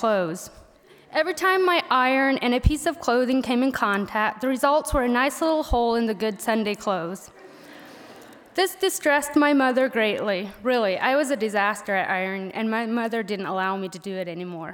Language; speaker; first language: English; early bilingual, other home language; Pennsylvania German